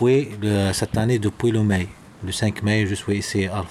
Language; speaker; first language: French; non-native, learner; Arabic